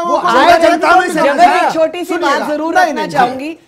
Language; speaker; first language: Hindi; native; Hindi